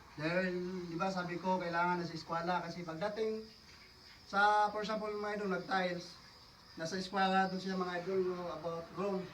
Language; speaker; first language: Filipino; non-native, local second language; Cebuano